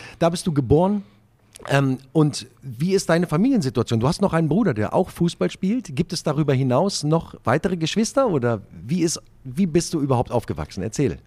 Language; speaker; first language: German; native; German